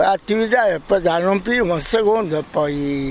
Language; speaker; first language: Italian; native; Italian